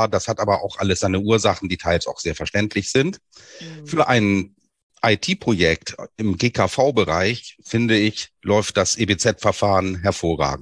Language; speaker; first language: German; native; German